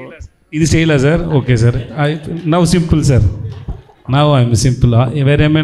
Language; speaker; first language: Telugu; non-native, learner; Tamil